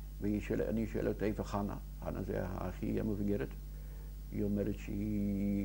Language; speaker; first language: Hebrew; non-native, fluent; Yiddish